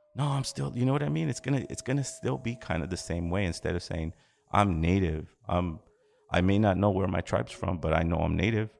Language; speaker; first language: English; early bilingual, other home language; Spanish